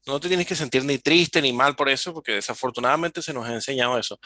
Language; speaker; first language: Spanish; native; Spanish